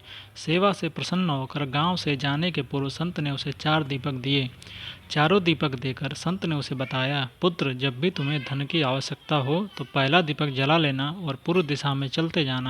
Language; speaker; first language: Hindi; native; Hindi